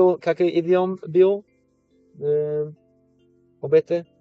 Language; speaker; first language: Russian; non-native, learner; English